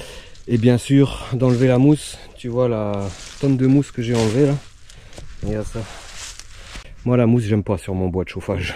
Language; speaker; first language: French; native; French